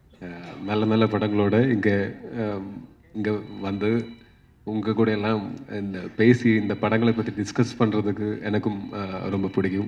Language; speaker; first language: Tamil; non-native, learner; Malayalam